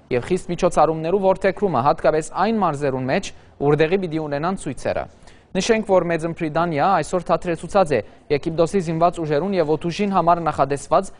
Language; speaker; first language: Armenian; early bilingual, heritage; Armenian